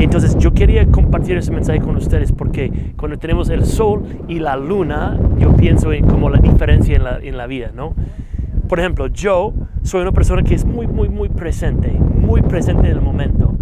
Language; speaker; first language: Spanish; non-native, fluent; English